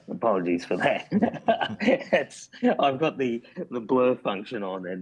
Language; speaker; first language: English; native; English